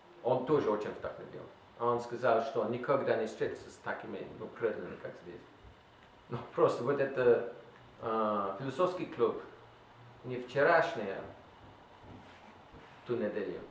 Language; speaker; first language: Russian; non-native, learner; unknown